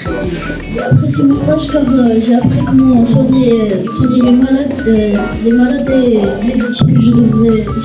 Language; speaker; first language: French; non-native, learner; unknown